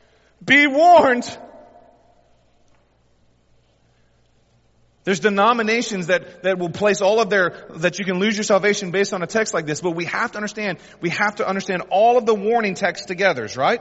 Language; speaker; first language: English; native; English